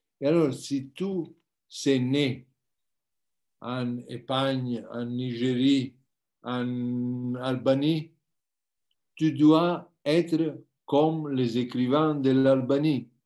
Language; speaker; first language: French; non-native, learner; Italian